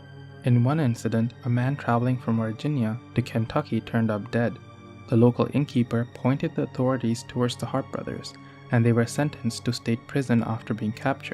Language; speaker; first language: English; native; English